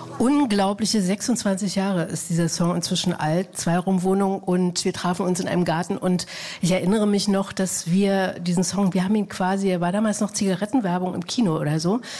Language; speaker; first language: German; native; German